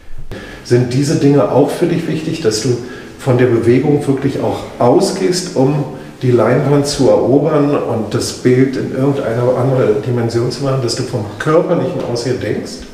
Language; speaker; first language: German; native; German